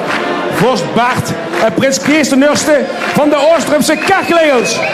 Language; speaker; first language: Dutch; native; Dutch